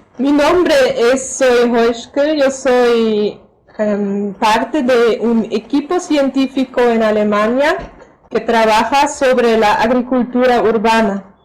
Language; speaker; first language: Spanish; non-native, fluent; German